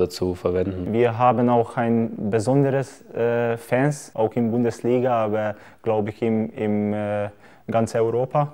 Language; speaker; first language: German; non-native, learner; Hungarian